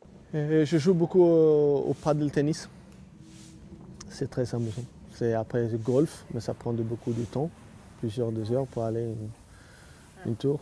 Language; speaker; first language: French; non-native, learner; Swedish